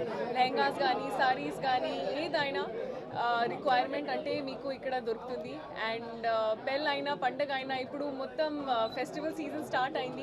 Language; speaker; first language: Telugu; non-native, fluent; Hindi